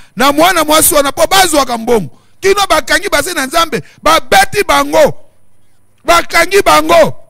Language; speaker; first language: Lingala; non-native, local second language; Mongo